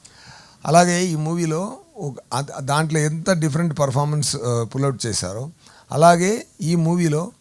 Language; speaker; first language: Telugu; non-native, fluent; Tamil